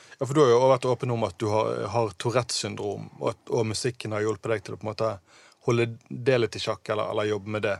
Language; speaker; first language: Norwegian; native; Norwegian